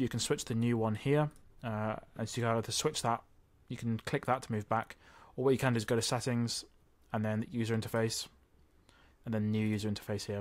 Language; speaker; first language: English; native; English